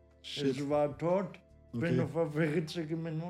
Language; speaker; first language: German; non-native, learner; Polish